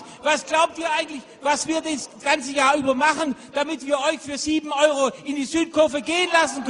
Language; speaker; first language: German; native; German